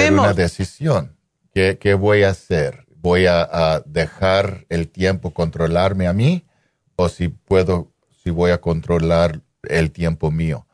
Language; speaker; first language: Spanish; non-native, fluent; English